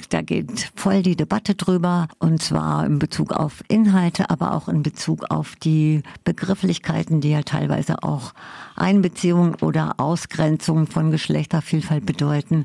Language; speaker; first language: German; native; German